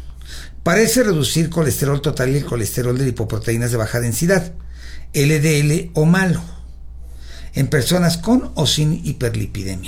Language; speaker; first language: Spanish; native; Spanish